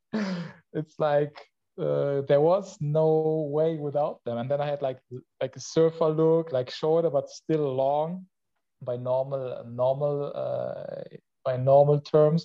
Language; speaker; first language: English; non-native, fluent; Polish